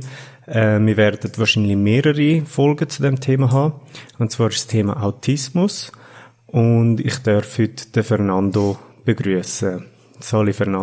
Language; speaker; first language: German; native; German